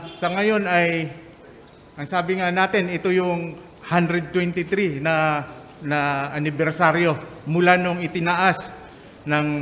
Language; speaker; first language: Filipino; non-native, local second language; Cebuano